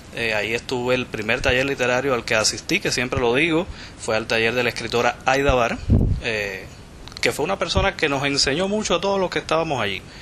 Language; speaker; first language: Spanish; native; Spanish